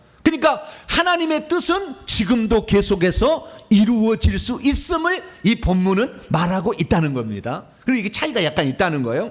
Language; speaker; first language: Korean; native; Korean